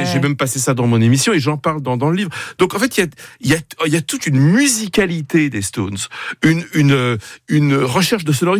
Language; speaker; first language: French; native; French